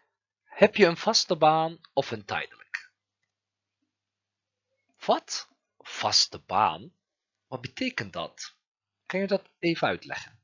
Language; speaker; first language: Dutch; non-native, fluent; Turkish